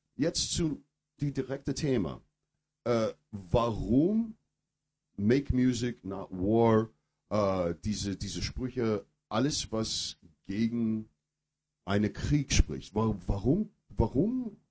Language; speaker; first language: German; non-native, fluent; English